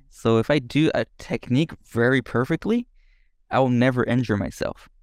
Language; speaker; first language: English; non-native, fluent; Japanese